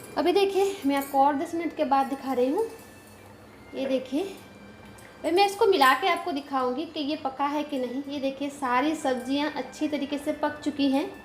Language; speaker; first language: Hindi; non-native, local second language; Bangla